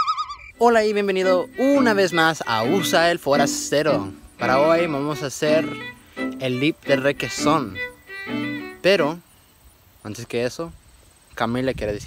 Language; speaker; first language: Spanish; early bilingual, heritage; Spanish